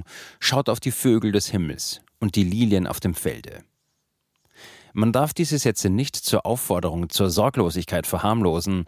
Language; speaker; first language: German; native; German